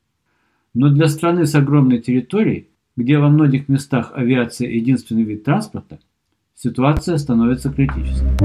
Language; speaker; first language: Russian; native; Russian